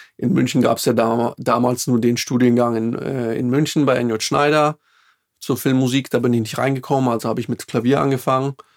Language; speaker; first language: German; non-native, fluent; Slovak